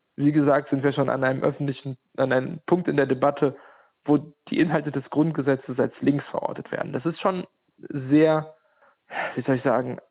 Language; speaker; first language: German; non-native, fluent; Ukrainian